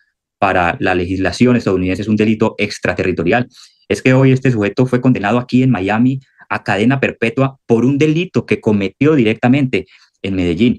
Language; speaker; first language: Spanish; native; Spanish